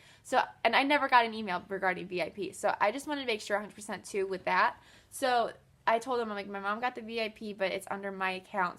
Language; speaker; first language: English; native; English